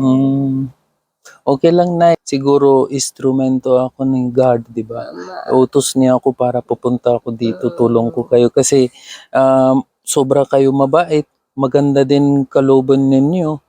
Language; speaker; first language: Filipino; non-native, learner; Urdu